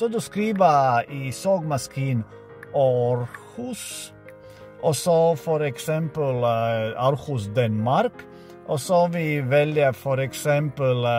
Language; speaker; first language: Norwegian; non-native, learner; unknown